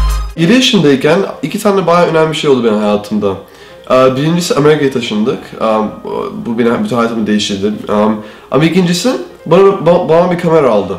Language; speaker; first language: Turkish; early bilingual, heritage; Turkish